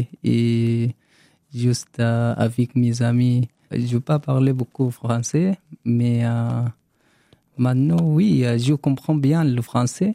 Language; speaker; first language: French; non-native, learner; Arabic